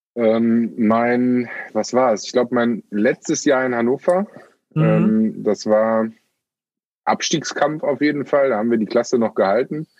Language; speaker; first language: German; native; German